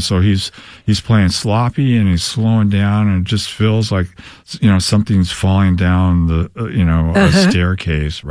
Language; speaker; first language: English; native; English